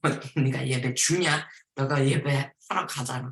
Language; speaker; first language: Korean; early bilingual, heritage; Korean